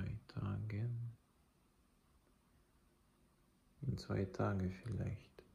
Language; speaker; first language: German; non-native, fluent; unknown